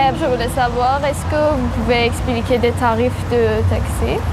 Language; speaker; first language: French; non-native, learner; Persian